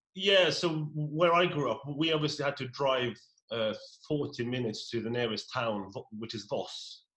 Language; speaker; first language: English; non-native, fluent; Norwegian